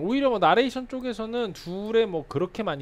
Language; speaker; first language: Korean; native; Korean